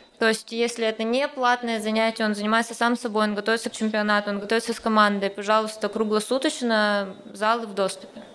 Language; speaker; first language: Russian; native; Russian